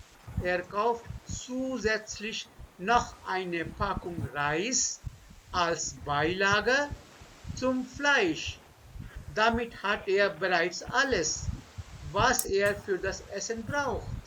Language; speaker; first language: German; non-native, fluent; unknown